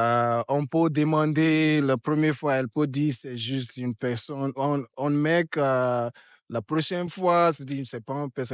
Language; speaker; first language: French; non-native, fluent; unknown